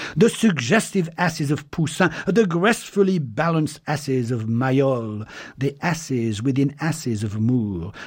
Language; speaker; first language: English; non-native, fluent; French